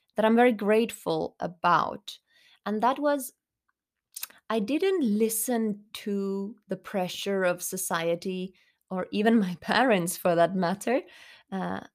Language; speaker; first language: English; non-native, fluent; Finnish